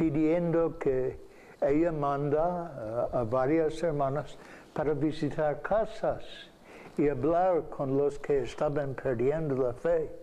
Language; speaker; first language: Spanish; non-native, fluent; English